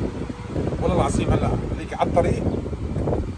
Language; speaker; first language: Arabic; native; Arabic